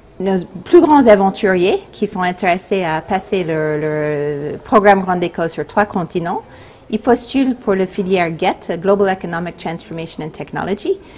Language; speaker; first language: French; non-native, fluent; English